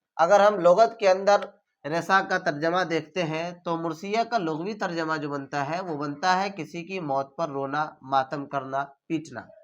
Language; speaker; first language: Urdu; native; Urdu